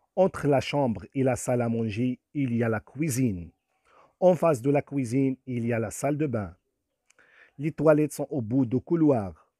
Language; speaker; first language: French; non-native, local second language; Arabic